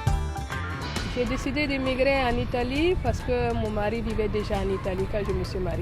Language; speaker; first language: French; non-native, local second language; Mossi